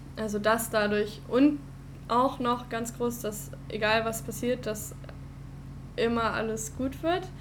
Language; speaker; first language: German; native; German